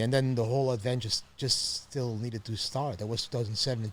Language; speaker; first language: English; non-native, fluent; Dutch